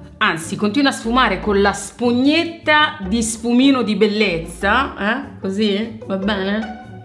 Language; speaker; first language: Italian; native; Italian